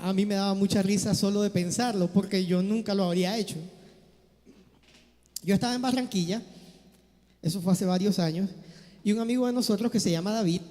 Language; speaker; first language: Spanish; native; Spanish